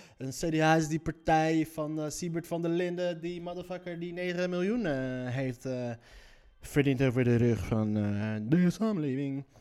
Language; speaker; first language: Dutch; early bilingual, other home language; Riffian